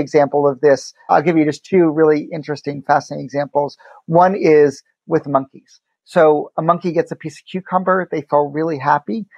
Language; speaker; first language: English; native; English